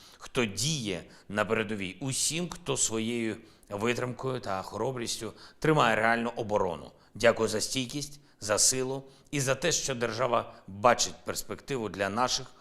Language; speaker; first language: Ukrainian; non-native, local second language; Russian